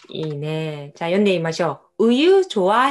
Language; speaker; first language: Japanese; non-native, fluent; Korean